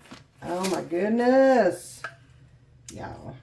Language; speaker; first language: English; native; English